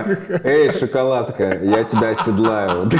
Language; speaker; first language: Russian; native; Russian